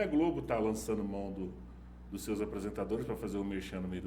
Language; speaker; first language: Portuguese; native; Portuguese